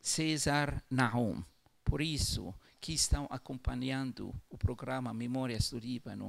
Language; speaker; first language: Portuguese; non-native, local second language; Arabic